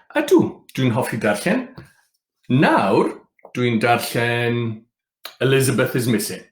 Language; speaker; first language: Welsh; non-native, local second language; English